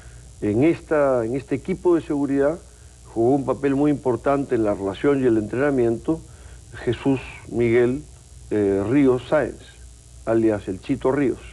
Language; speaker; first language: Spanish; native; Spanish